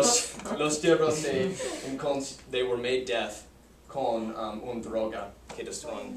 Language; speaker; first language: Spanish; non-native, learner; English